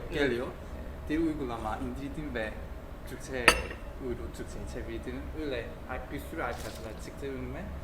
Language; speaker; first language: Turkish; non-native, learner; Korean